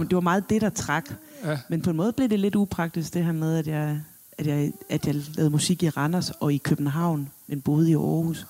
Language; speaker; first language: Danish; native; Danish